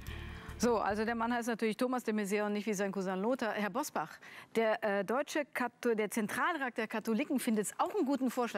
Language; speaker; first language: German; native; German